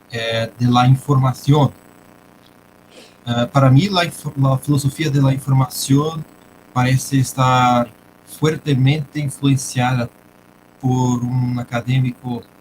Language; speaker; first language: Spanish; non-native, fluent; Portuguese